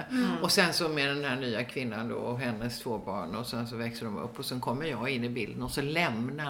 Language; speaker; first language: Swedish; native; Swedish